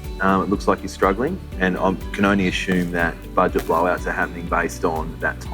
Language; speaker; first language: English; native; English